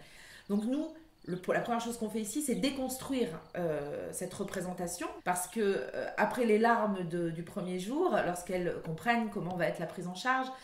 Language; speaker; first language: French; native; French